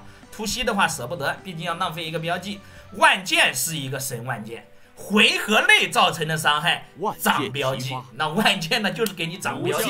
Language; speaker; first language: Chinese; native; Chinese